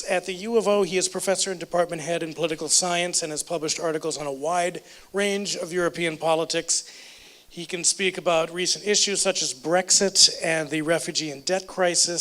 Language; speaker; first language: English; native; English